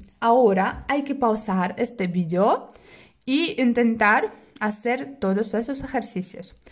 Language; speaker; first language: Spanish; non-native, fluent; Russian